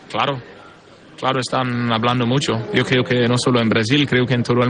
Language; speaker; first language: Spanish; non-native, fluent; Portuguese